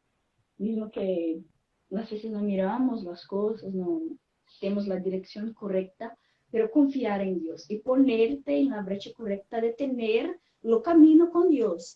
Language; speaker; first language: Spanish; non-native, fluent; Portuguese